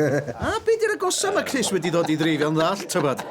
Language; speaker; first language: Welsh; native; Welsh